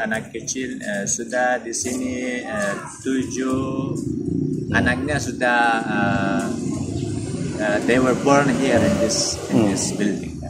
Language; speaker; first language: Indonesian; non-native, learner; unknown